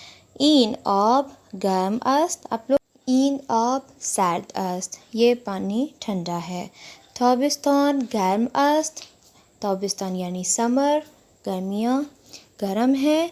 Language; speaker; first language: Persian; non-native, fluent; Urdu